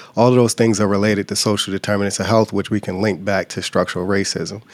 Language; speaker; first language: English; native; English